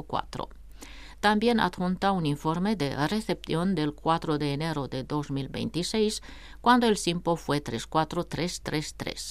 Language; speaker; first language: Spanish; non-native, fluent; Romanian